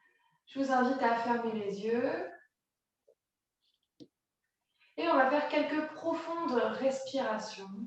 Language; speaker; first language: French; native; French